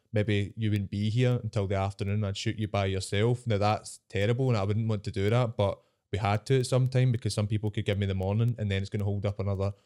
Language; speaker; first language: English; native; English